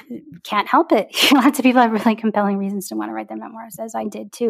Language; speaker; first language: English; native; English